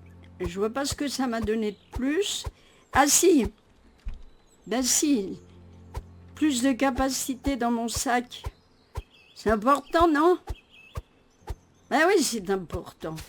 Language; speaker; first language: French; native; French